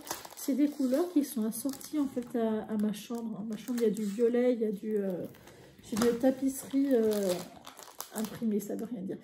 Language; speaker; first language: French; native; French